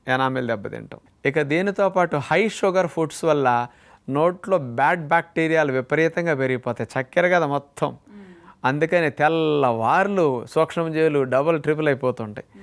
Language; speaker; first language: Telugu; native; Telugu